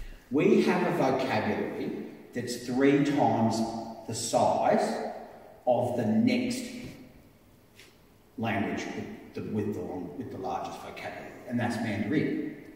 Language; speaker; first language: English; native; English